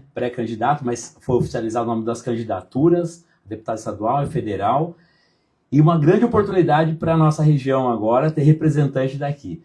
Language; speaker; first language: Portuguese; native; Portuguese